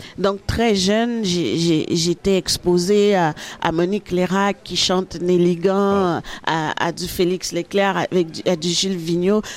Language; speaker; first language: French; early bilingual, other home language; Haitian Creole